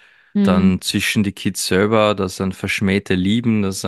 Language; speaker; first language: German; native; German